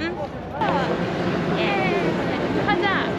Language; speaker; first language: Korean; non-native, learner; Spanish